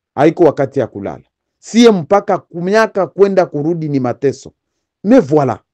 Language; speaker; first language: Swahili; native; Swahili